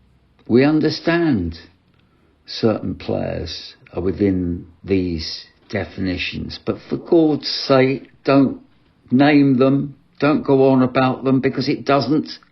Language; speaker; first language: English; native; English